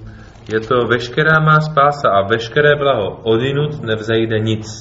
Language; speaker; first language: Czech; native; Czech